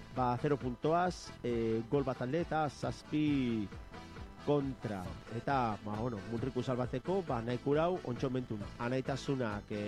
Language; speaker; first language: Basque; native; Basque